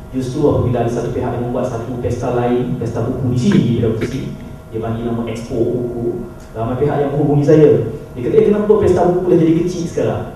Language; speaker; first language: Malay; native; Malay